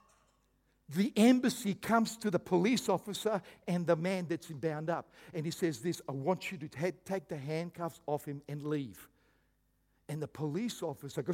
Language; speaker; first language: English; early bilingual, other home language; Croatian